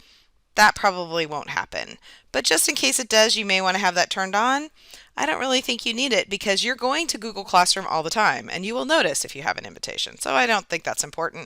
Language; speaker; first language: English; native; English